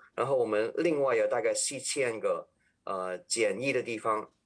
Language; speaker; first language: Chinese; non-native, local second language; Cantonese